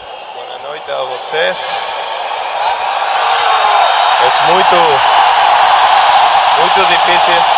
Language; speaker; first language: Portuguese; non-native, learner; Spanish